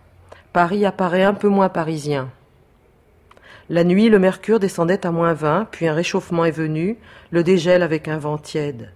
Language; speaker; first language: French; native; French